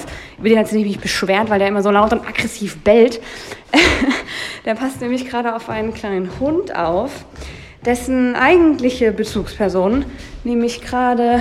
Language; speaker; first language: German; native; German